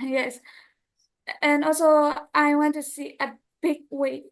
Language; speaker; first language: English; non-native, learner; Burmese